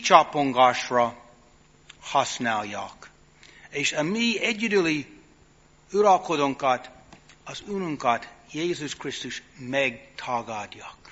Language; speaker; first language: Hungarian; non-native, fluent; English